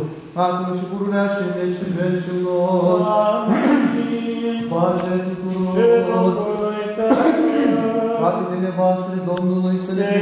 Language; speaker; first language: Romanian; native; Romanian